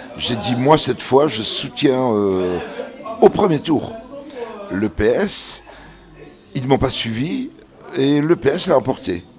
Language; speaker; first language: French; early bilingual, other home language; Kabyle